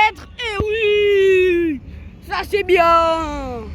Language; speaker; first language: French; native; French